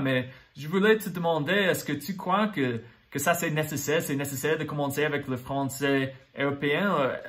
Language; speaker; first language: French; non-native, fluent; English